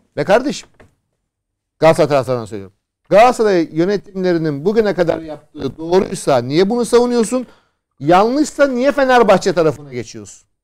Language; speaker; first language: Turkish; native; Turkish